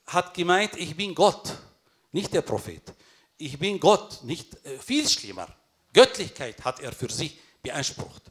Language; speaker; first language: German; non-native, fluent; Arabic